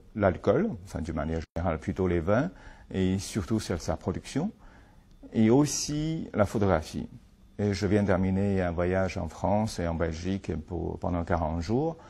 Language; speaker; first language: French; non-native, fluent; Chinese